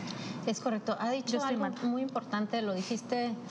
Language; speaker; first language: Spanish; native; Spanish